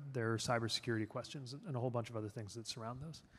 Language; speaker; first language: English; native; English